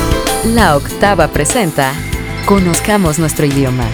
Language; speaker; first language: Spanish; native; Spanish